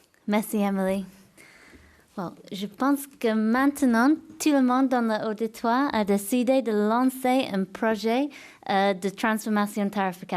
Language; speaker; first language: French; non-native, fluent; English